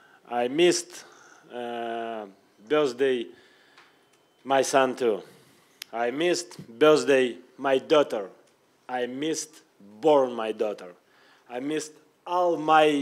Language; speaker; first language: English; non-native, learner; Russian